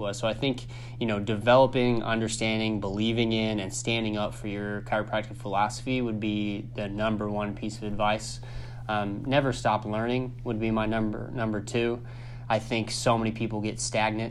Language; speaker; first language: English; native; English